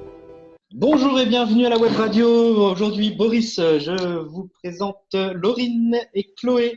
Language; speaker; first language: French; native; French